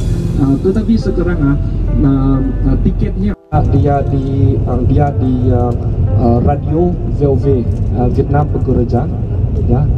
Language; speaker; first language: Indonesian; non-native, learner; Vietnamese